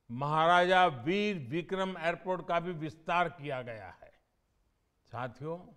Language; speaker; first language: Hindi; native; Hindi